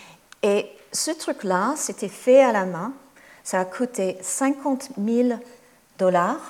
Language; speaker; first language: French; non-native, fluent; English